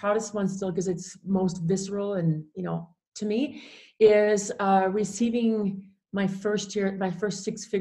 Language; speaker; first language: English; non-native, fluent; German